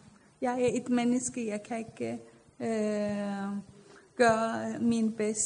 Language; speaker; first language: Danish; non-native, fluent; Persian